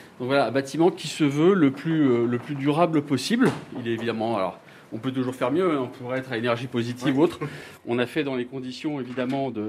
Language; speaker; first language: French; native; French